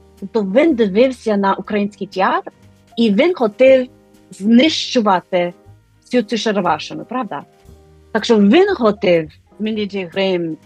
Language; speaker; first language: Ukrainian; non-native, fluent; English